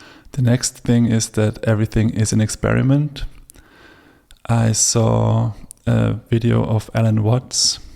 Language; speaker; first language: English; non-native, fluent; German